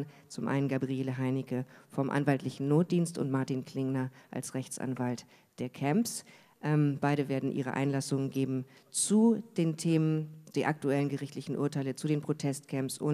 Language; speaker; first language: German; native; German